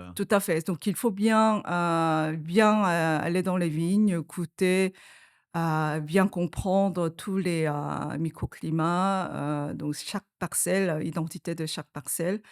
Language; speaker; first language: French; non-native, fluent; Korean